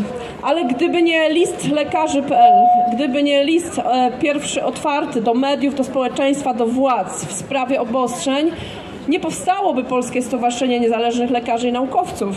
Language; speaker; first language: Polish; native; Polish